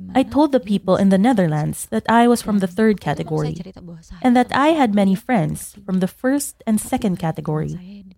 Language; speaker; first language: English; non-native, fluent; Indonesian